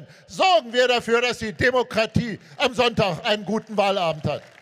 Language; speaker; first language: German; native; German